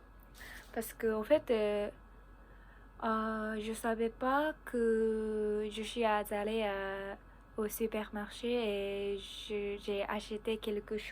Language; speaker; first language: French; non-native, learner; Japanese